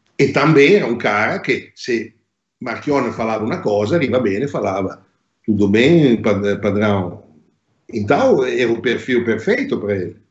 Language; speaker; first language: Portuguese; non-native, fluent; Italian